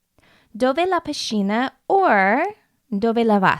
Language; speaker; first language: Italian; non-native, learner; English